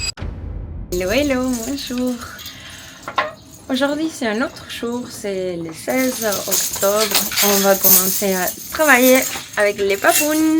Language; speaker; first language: French; non-native, fluent; Spanish